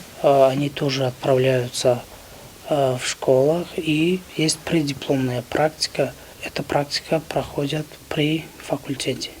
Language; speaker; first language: Russian; non-native, local second language; Tajik